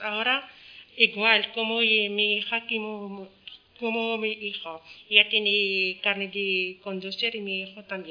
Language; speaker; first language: Spanish; non-native, learner; Arabic